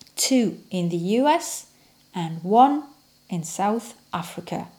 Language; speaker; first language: English; non-native, fluent; French